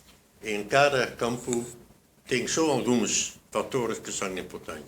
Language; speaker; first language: Portuguese; non-native, fluent; Dutch